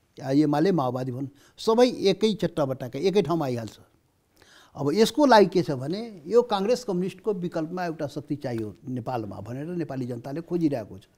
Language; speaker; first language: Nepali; non-native, local second language; Maithili